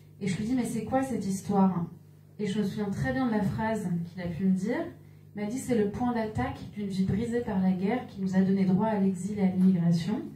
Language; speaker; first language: French; native; French